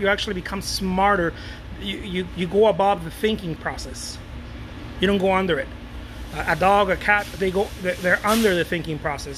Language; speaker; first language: English; non-native, fluent; Spanish